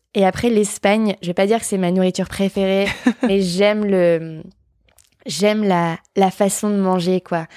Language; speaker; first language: French; native; French